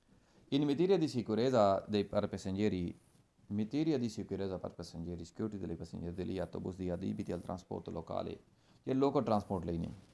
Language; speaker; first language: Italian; non-native, learner; Punjabi